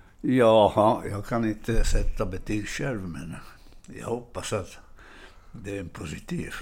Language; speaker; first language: Swedish; non-native, fluent; Italian